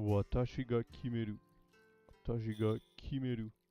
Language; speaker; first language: Japanese; non-native, learner; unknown